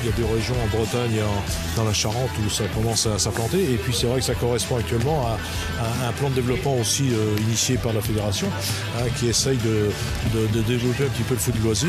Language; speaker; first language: French; native; French